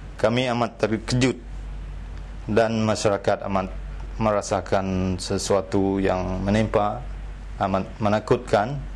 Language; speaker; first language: Malay; non-native, local second language; Iban